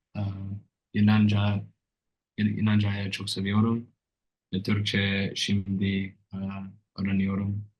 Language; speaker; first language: Turkish; non-native, learner; English